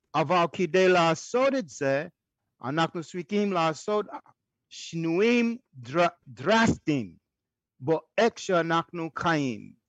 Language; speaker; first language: Hebrew; non-native, fluent; English